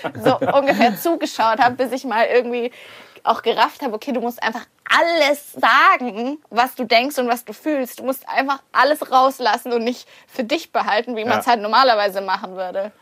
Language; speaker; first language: German; native; German